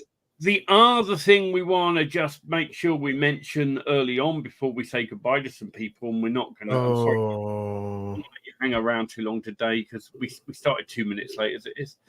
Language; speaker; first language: English; native; English